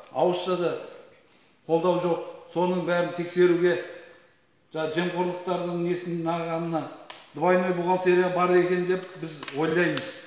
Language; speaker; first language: Kazakh; native; Kazakh